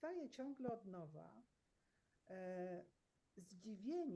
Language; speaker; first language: Polish; native; Polish